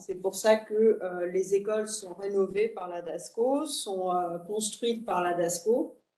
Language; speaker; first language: French; native; French